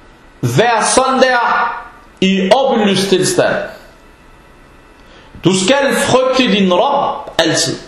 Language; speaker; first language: Danish; non-native, fluent; Arabic